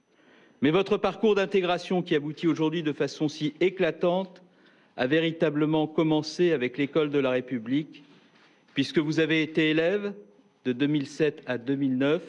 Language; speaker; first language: French; native; French